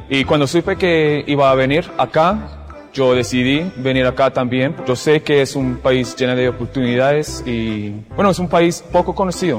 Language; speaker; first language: Spanish; non-native, fluent; English